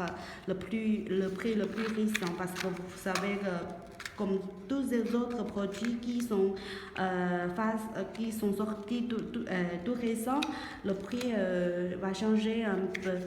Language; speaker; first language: French; non-native, learner; Chinese